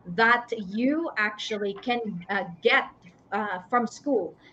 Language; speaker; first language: English; non-native, local second language; Iloko